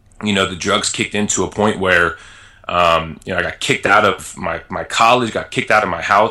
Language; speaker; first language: English; native; English